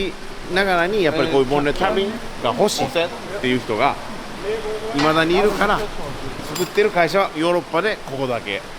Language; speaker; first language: Japanese; native; Japanese